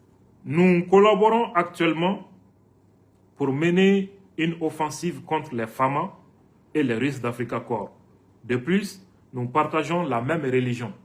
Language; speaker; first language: French; non-native, local second language; Bambara